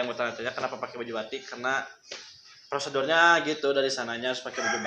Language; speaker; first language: Indonesian; non-native, local second language; Sundanese